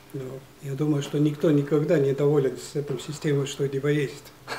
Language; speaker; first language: Russian; non-native, fluent; Estonian